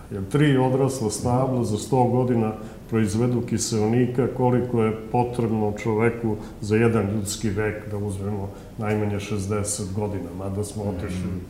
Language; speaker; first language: Serbian; native; Serbian